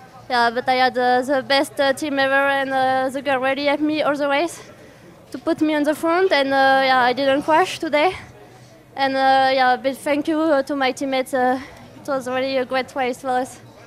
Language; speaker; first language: English; non-native, learner; French